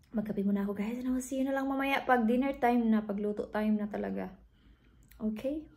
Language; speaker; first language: Filipino; non-native, local second language; Cebuano